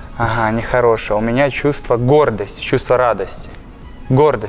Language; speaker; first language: Russian; native; Russian